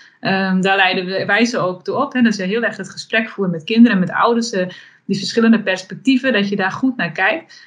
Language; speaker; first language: Dutch; native; Dutch